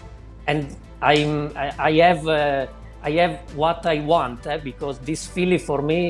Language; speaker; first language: English; non-native, learner; Italian